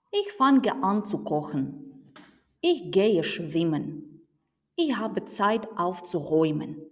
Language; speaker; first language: German; non-native, fluent; Ukrainian